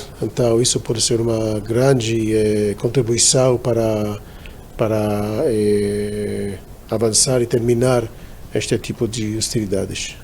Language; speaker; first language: Portuguese; non-native, fluent; Hebrew